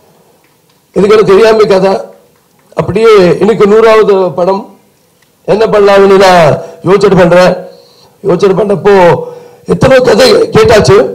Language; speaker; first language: Tamil; non-native, local second language; Telugu